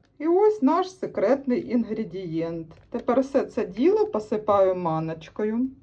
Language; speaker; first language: Ukrainian; native; Ukrainian